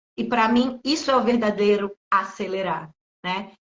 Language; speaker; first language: Portuguese; native; Portuguese